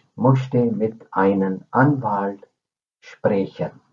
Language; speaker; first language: German; non-native, fluent; Urdu